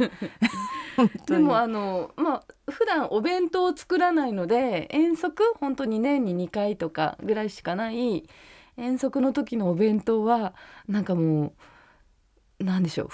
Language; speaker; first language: Japanese; native; Japanese